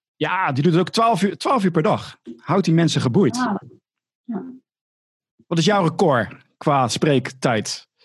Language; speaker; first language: Dutch; native; Dutch